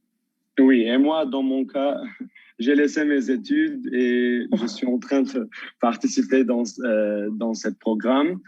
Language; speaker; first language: French; non-native, local second language; Armenian